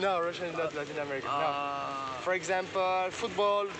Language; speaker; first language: English; non-native, fluent; French